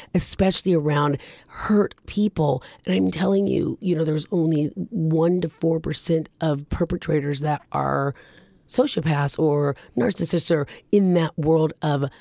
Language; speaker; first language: English; early bilingual, other home language; Japanese